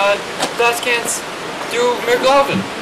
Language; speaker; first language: German; non-native, learner; English